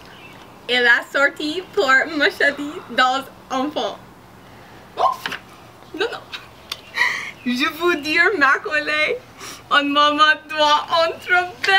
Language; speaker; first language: French; non-native, learner; English